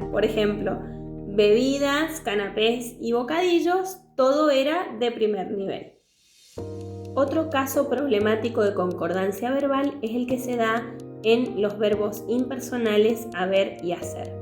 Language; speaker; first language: Spanish; native; Spanish